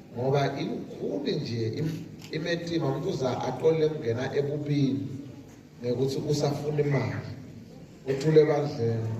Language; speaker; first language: Zulu; non-native, local second language; Swati